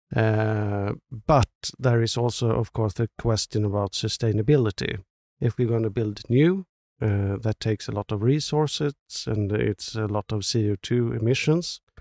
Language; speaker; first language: English; non-native, fluent; Swedish